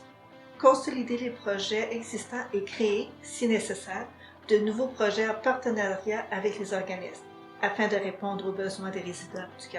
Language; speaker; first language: French; native; French